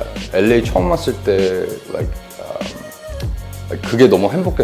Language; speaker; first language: Korean; early bilingual, heritage; Korean